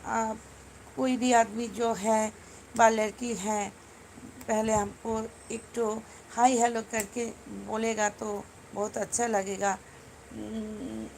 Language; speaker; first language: Hindi; non-native, learner; Bangla